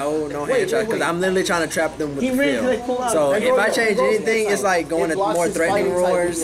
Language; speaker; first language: English; native; English